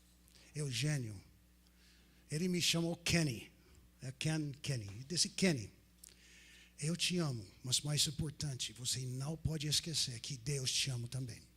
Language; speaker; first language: Portuguese; non-native, fluent; English